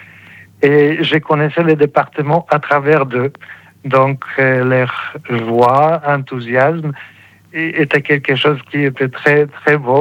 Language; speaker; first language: French; non-native, fluent; Polish